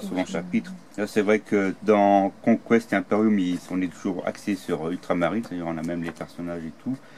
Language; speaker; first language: French; native; French